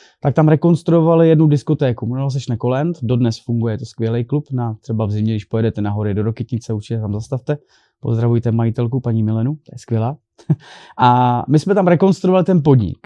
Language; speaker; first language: Czech; native; Czech